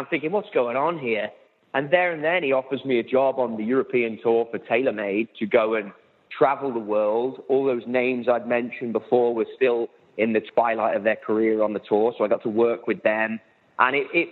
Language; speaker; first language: English; native; English